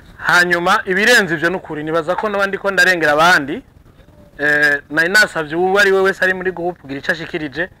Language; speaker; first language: Rundi; native; Rundi